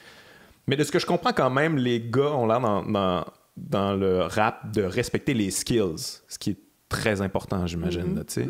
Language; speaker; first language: French; native; French